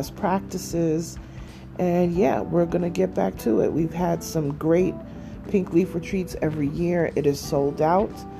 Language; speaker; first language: English; native; English